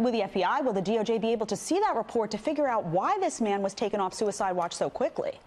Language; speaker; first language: English; native; English